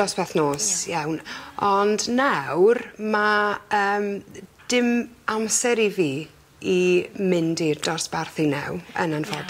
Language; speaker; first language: Welsh; non-native, learner; English